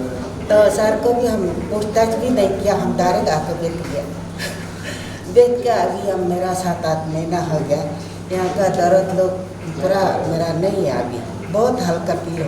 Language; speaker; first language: Hindi; non-native, local second language; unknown